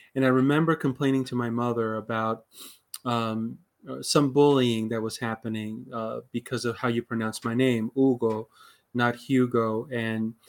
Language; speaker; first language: English; early bilingual, other home language; Spanish